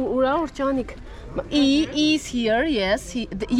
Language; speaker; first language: English; non-native, learner; Armenian